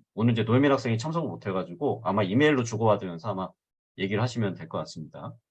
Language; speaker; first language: Korean; native; Korean